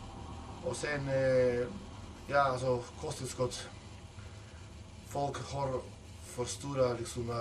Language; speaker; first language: Swedish; non-native, fluent; Macedonian